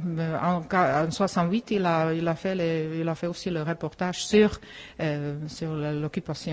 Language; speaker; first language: French; non-native, fluent; Czech